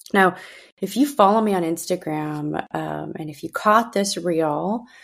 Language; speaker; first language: English; early bilingual, other home language; Russian